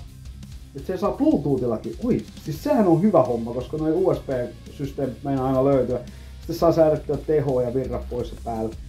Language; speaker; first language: Finnish; native; Finnish